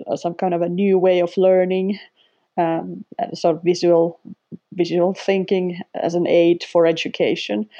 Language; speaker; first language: English; non-native, fluent; Finnish